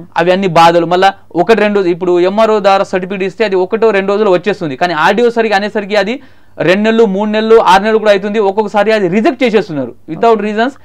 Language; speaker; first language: Telugu; non-native, local second language; Marathi